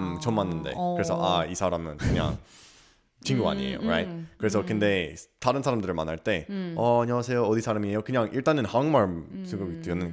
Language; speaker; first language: Korean; non-native, learner; English